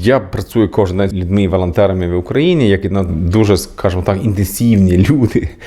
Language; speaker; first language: Ukrainian; non-native, learner; Swedish